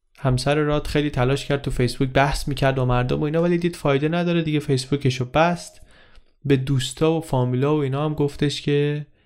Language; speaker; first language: Persian; native; Persian